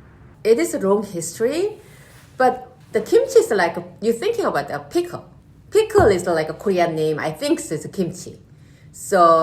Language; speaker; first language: English; non-native, learner; Korean